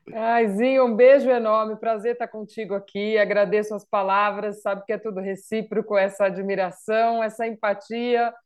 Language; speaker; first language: Portuguese; native; Portuguese